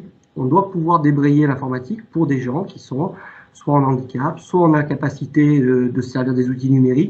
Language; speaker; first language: French; native; French